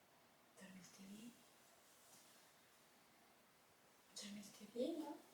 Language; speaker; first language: Spanish; early bilingual, heritage; Spanish